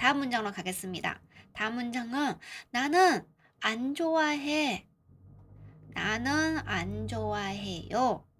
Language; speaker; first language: Korean; non-native, fluent; Chinese